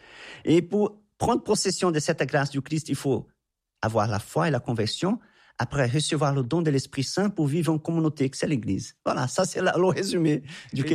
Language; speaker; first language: French; non-native, fluent; Portuguese